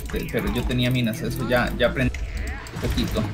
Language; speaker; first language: Spanish; native; Spanish